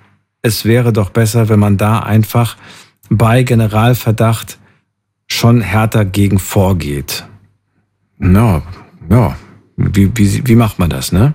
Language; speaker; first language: German; native; German